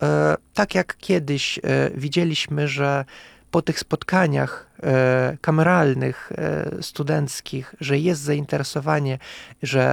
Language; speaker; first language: Polish; non-native, fluent; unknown